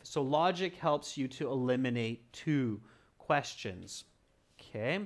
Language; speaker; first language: English; native; English